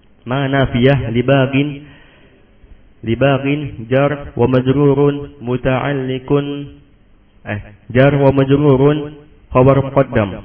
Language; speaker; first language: Arabic; non-native, learner; Indonesian